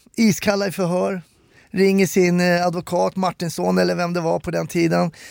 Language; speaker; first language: Swedish; native; Swedish